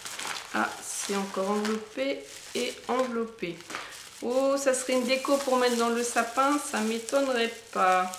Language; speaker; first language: French; native; French